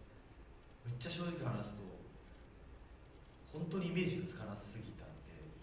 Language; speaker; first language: Japanese; native; Japanese